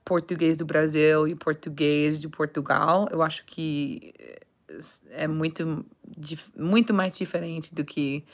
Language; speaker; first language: Portuguese; non-native, learner; English